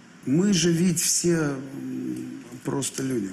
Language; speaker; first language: Russian; native; Russian